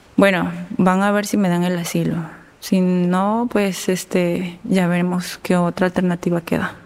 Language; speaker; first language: Spanish; native; Spanish